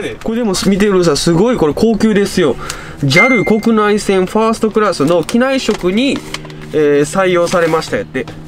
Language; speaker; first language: Japanese; native; Japanese